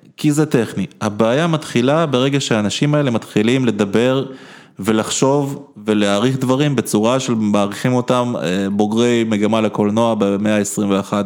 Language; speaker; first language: Hebrew; early bilingual, other home language; Russian